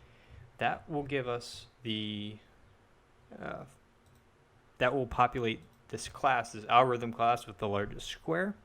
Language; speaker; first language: English; native; English